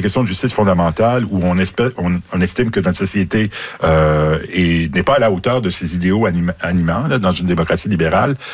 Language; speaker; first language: French; native; French